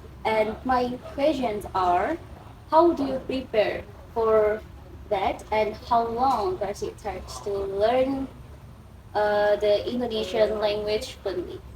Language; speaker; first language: English; non-native, learner; Indonesian